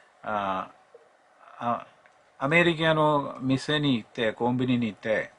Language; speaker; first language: Japanese; non-native, learner; Malayalam